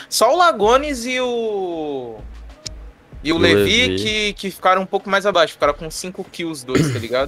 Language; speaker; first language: Portuguese; native; Portuguese